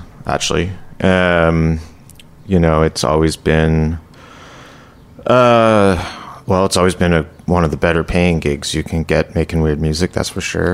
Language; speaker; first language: English; native; English